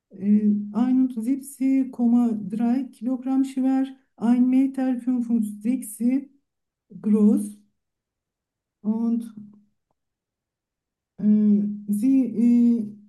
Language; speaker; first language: German; non-native, learner; Turkish